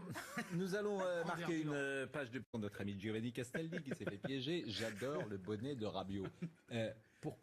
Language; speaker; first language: French; native; French